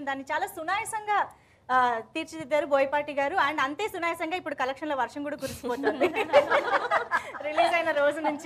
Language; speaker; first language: Telugu; native; Telugu